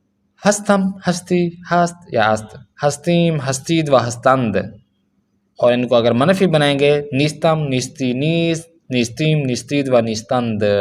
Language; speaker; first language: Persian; non-native, fluent; Urdu